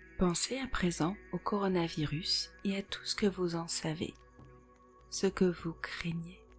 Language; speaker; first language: French; native; French